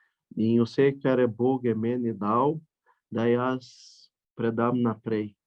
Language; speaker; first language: Slovenian; non-native, learner; Portuguese